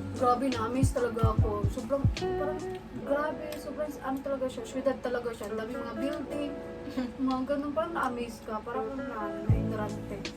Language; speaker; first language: Filipino; non-native, local second language; Cebuano